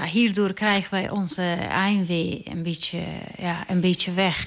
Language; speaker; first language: Dutch; non-native, learner; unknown